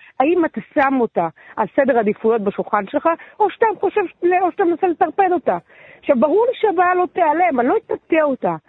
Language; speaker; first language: Hebrew; native; Hebrew